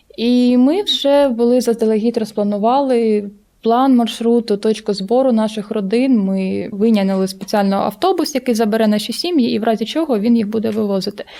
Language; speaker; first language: Ukrainian; non-native, local second language; Russian